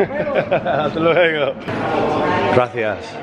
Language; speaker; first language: Spanish; non-native, learner; English